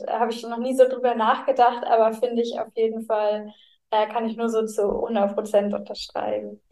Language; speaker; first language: German; native; German